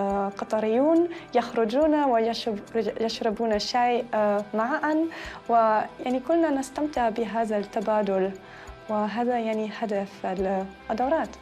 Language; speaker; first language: Arabic; non-native, fluent; German